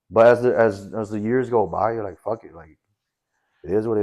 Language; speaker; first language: English; native; English